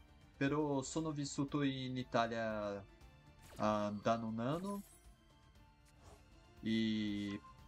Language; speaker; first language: Italian; non-native, learner; Portuguese